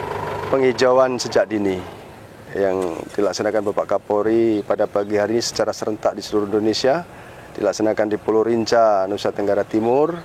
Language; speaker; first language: Indonesian; native; Indonesian